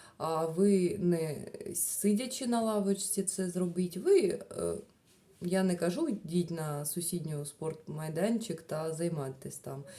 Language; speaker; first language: Ukrainian; non-native, local second language; Russian